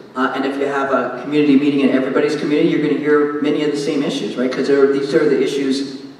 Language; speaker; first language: English; native; English